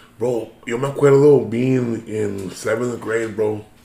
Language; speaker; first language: English; early bilingual, other home language; Spanish